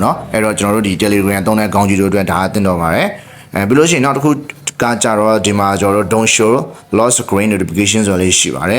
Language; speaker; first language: Burmese; native; Burmese